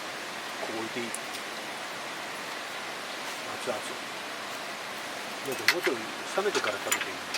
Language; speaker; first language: Japanese; native; Japanese